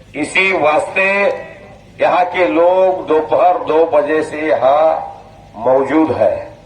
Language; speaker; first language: Hindi; non-native, local second language; Marathi